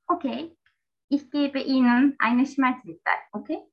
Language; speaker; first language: German; non-native, learner; Turkish